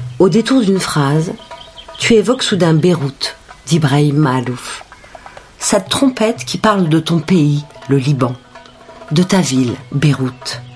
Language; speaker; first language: French; native; French